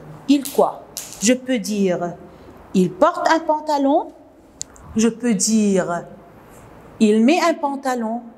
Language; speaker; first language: French; non-native, local second language; Arabic